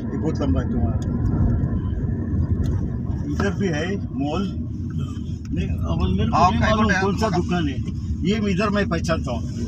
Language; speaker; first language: Hindi; non-native, local second language; Malayalam